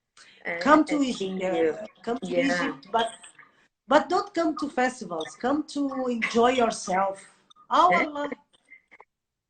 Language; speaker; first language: English; non-native, learner; Portuguese